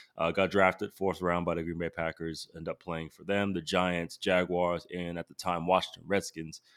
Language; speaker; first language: English; native; English